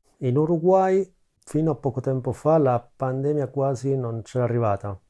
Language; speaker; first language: Italian; native; Italian